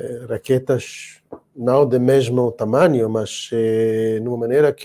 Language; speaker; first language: Portuguese; non-native, fluent; Hebrew